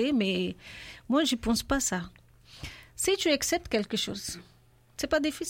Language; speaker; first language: French; non-native, learner; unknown